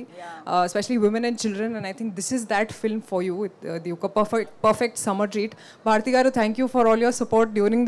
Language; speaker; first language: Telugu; non-native, local second language; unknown